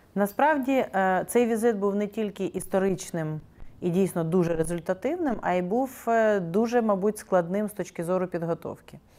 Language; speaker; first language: Ukrainian; native; Ukrainian